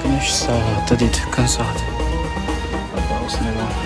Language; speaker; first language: Turkish; non-native, learner; Kazakh